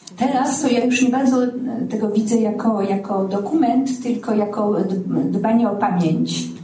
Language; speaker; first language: Polish; native; Polish